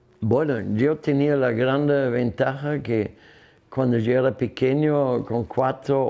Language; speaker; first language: Spanish; non-native, fluent; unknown